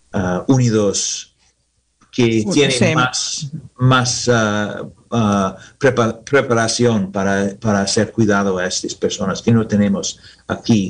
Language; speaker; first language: Spanish; non-native, learner; English